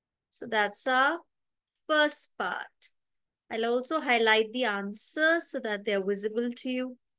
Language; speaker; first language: English; non-native, local second language; Hindi